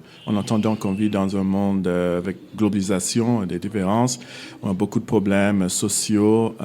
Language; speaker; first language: French; non-native, fluent; English